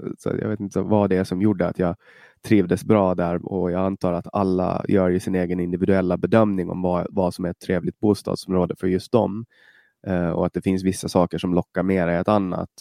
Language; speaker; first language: Swedish; native; Swedish